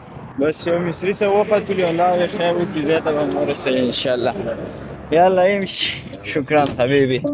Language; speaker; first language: Arabic; non-native, learner; Pashto